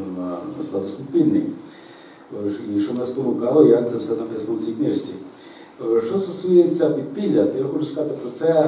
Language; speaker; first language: Ukrainian; native; Ukrainian